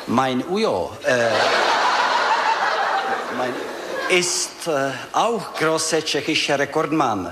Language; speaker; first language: German; non-native, learner; Czech